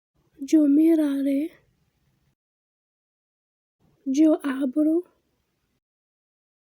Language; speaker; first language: Spanish; non-native, fluent; Haitian Creole